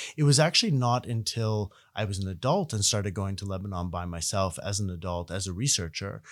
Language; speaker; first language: English; native; English